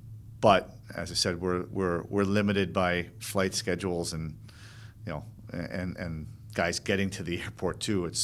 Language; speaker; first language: English; native; English